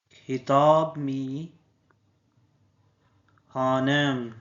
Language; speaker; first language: Persian; non-native, fluent; Urdu